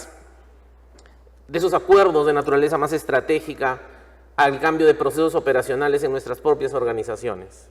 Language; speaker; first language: Spanish; native; Spanish